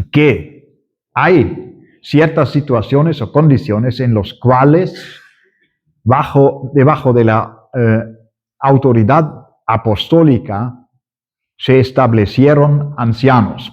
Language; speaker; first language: Spanish; non-native, fluent; German